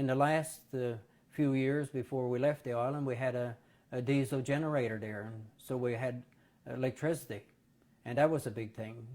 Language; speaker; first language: English; native; English